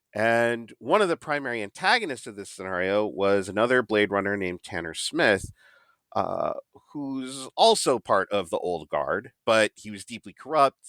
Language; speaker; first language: English; native; English